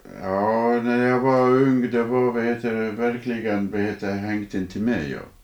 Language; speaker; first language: Swedish; non-native, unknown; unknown